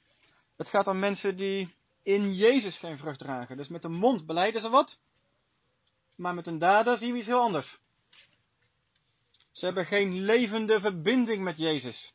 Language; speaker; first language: Dutch; native; Dutch